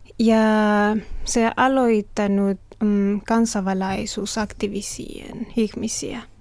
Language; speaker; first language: Finnish; non-native, learner; Spanish